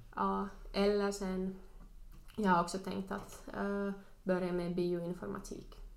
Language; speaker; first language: Swedish; non-native, local second language; Finnish